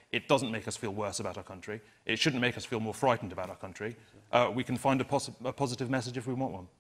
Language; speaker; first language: English; native; English